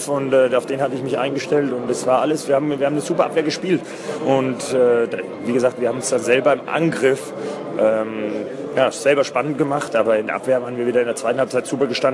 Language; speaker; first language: German; native; German